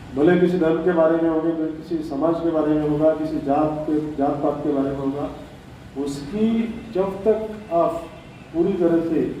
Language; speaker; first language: Hindi; non-native, local second language; Marathi